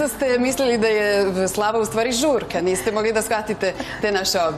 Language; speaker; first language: Bosnian; native; Bosnian